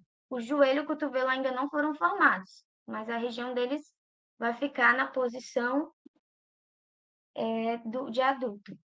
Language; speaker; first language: Portuguese; native; Portuguese